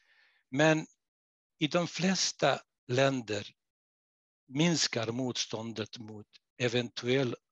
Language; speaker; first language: Swedish; non-native, fluent; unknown